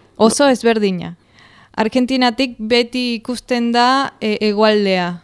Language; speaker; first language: Basque; non-native, fluent; Spanish